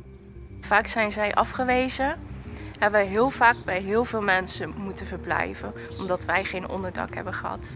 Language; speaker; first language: Dutch; early bilingual, other home language; Vietnamese